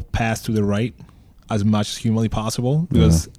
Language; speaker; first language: English; native; English